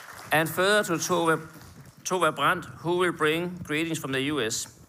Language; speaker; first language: English; non-native, fluent; Danish